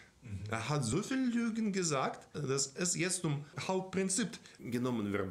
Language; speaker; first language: German; non-native, fluent; Russian